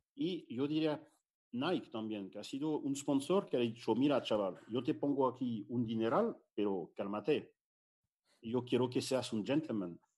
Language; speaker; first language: Spanish; non-native, fluent; French